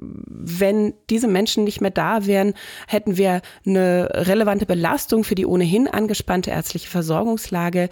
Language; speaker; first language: German; native; German